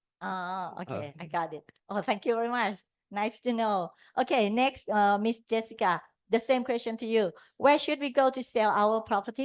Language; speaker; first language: English; non-native, learner; Thai